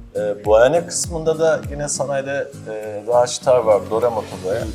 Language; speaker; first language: Turkish; native; Turkish